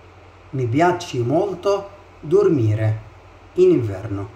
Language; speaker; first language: Italian; non-native, fluent; Arabic